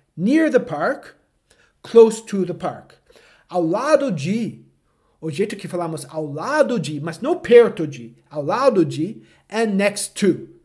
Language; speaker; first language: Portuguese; non-native, fluent; English